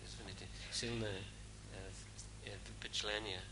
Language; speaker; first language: Russian; non-native, fluent; English